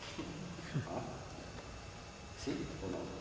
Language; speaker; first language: Spanish; non-native, learner; Russian